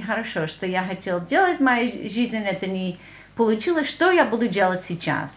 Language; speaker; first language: Russian; non-native, learner; English